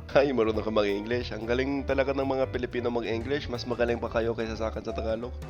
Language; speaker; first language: Filipino; non-native, fluent; English